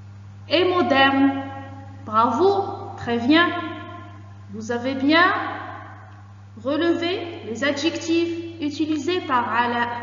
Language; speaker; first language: French; non-native, local second language; Arabic